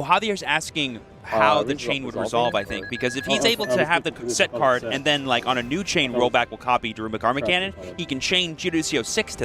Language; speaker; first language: English; native; English